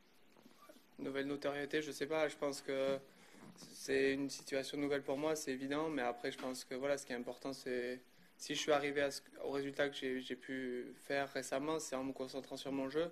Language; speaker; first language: French; native; French